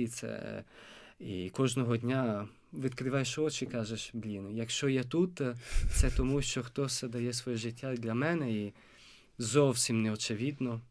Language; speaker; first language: Ukrainian; non-native, fluent; Italian